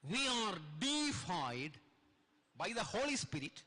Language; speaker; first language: English; non-native, local second language; Malayalam